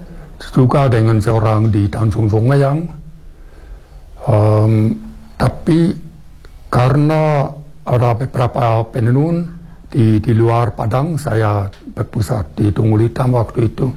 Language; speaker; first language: Indonesian; non-native, fluent; German